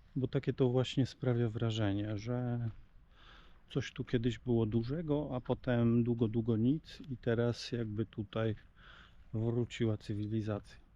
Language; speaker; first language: Polish; native; Polish